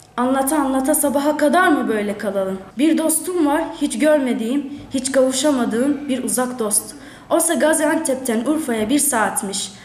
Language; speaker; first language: Turkish; early bilingual, other home language; Arabic